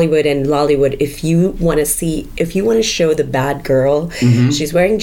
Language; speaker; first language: English; non-native, local second language; Urdu